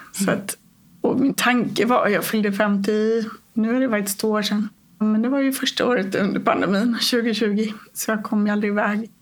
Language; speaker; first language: Swedish; native; Swedish